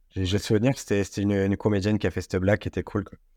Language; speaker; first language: French; non-native, fluent; Portuguese